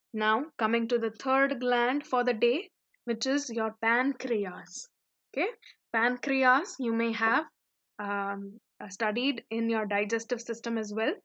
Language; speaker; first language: English; non-native, local second language; Hindi